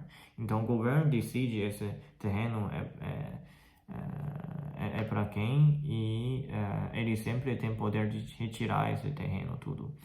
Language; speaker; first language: Portuguese; non-native, fluent; Chinese